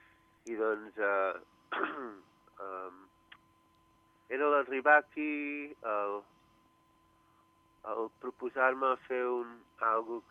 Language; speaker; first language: Catalan; early bilingual, heritage; Catalan